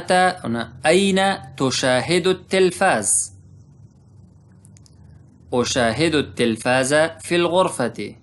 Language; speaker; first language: Arabic; non-native, fluent; Pashto